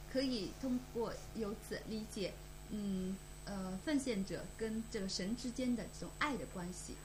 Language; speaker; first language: Chinese; native; Chinese